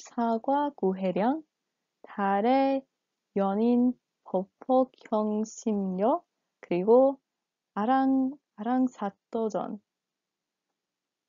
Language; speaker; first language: Korean; non-native, learner; English